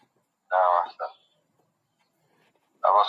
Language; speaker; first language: Arabic; non-native, fluent; Tamil